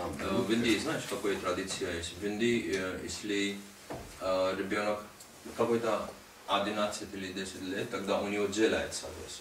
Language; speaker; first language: Russian; non-native, learner; Hindi